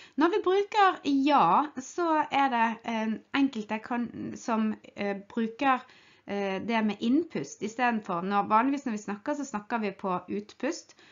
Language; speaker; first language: Norwegian; native; Norwegian